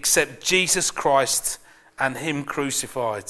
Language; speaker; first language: English; native; English